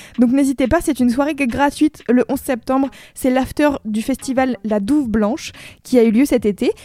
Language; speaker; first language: French; native; French